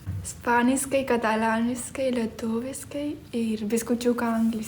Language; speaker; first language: Lithuanian; early bilingual, heritage; Spanish